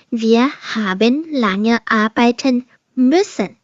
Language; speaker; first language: German; non-native, fluent; Thai